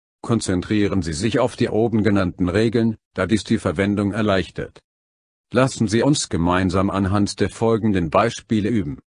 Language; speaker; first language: German; non-native, learner; Vietnamese